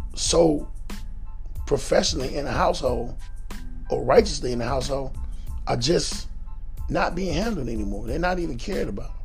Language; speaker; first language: English; native; English